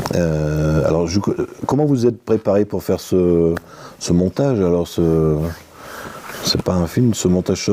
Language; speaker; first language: French; native; French